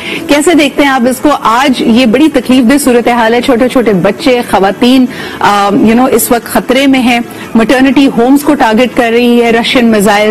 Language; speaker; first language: Urdu; native; Urdu